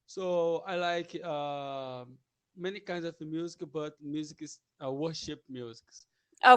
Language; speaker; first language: English; non-native, learner; Portuguese